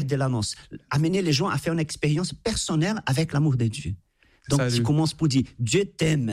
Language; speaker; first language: French; non-native, fluent; Portuguese